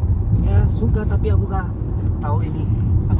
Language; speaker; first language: Indonesian; non-native, learner; Hindi